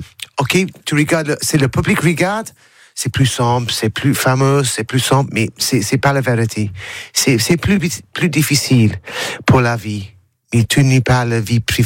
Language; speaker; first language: French; non-native, learner; English